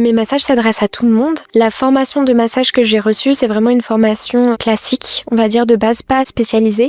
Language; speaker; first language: French; native; French